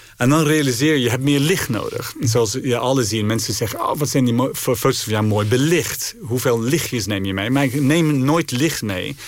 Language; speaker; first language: Dutch; non-native, fluent; English